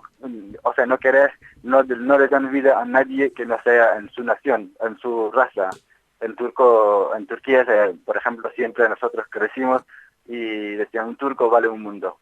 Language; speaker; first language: Spanish; non-native, fluent; Kurdish